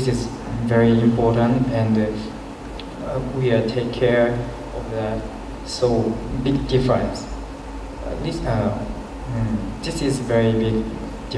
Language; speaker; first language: English; non-native, learner; Japanese